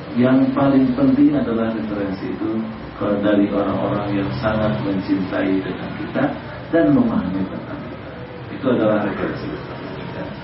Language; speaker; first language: Indonesian; non-native, local second language; Sundanese